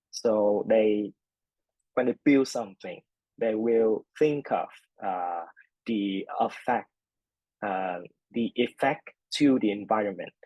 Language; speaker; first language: English; non-native, fluent; Vietnamese